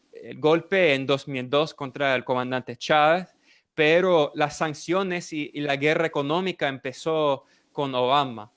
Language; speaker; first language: Spanish; non-native, fluent; English